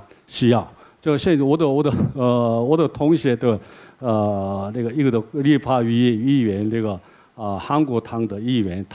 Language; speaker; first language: Chinese; non-native, learner; Korean